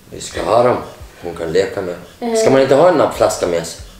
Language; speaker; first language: Swedish; non-native, learner; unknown